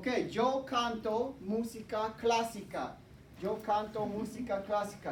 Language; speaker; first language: Spanish; non-native, fluent; English